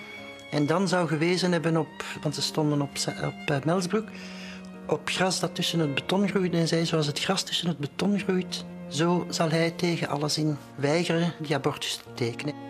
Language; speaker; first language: Dutch; native; Dutch